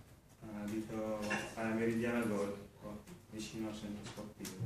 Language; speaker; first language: Italian; non-native, fluent; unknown